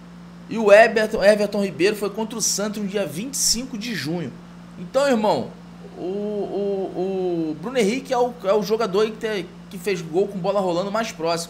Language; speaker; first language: Portuguese; native; Portuguese